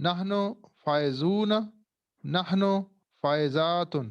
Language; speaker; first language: Arabic; non-native, learner; Urdu